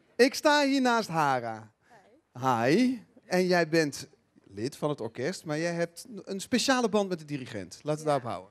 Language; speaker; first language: Dutch; native; Dutch